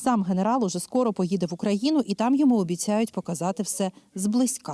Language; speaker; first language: Ukrainian; native; Ukrainian